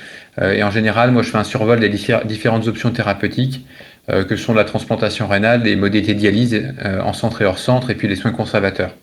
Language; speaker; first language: French; native; French